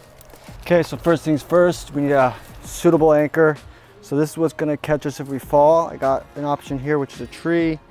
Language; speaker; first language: English; native; English